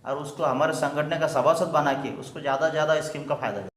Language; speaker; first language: Hindi; non-native, local second language; Marathi